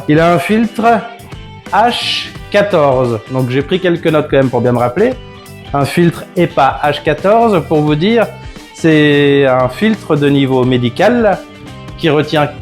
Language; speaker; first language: French; native; French